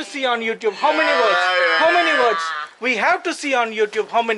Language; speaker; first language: English; non-native, local second language; Telugu